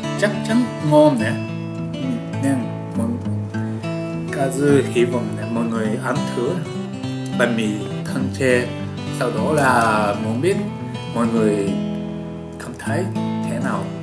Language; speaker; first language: Vietnamese; non-native, learner; Japanese